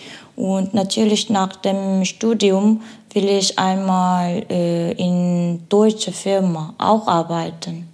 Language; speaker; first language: German; non-native, learner; Korean